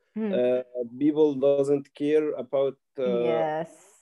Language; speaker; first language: English; non-native, learner; Arabic